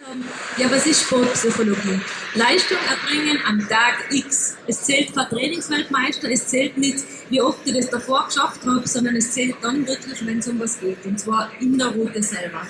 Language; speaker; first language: German; native; German